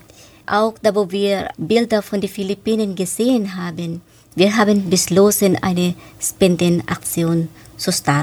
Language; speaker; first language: German; non-native, fluent; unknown